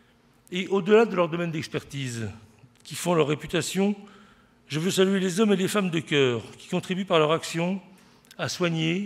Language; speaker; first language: French; native; French